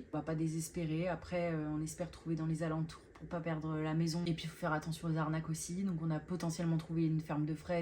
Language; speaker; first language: French; native; French